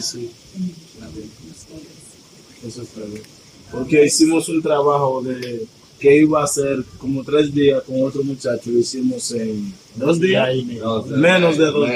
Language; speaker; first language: Spanish; non-native, learner; Haitian Creole